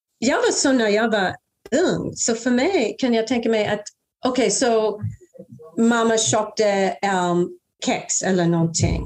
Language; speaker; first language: Swedish; non-native, fluent; English